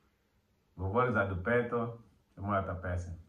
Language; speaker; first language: Bulgarian; non-native, learner; Portuguese